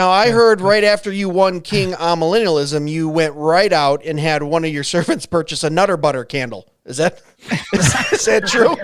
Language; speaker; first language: English; native; English